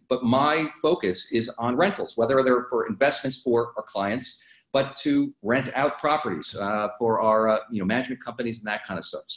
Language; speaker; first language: English; native; English